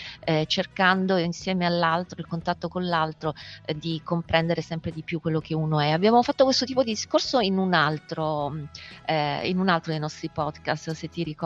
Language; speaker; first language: Italian; native; Italian